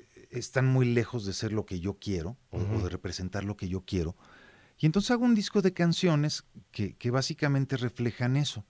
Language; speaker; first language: Spanish; native; Spanish